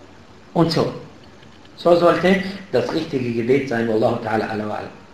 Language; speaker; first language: German; non-native, fluent; Arabic